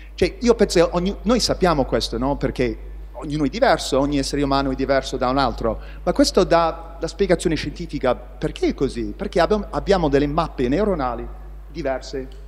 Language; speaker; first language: Italian; non-native, fluent; English